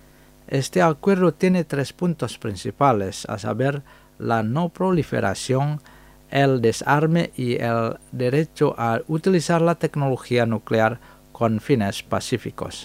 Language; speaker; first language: Spanish; non-native, fluent; Indonesian